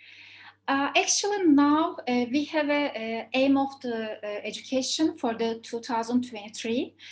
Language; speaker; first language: English; non-native, learner; Turkish